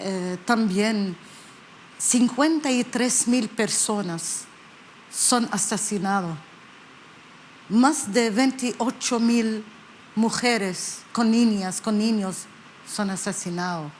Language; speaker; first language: Spanish; non-native, learner; Arabic